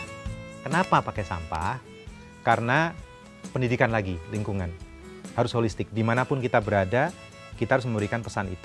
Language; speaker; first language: Indonesian; native; Indonesian